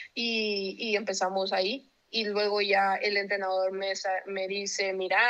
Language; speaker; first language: Spanish; native; Spanish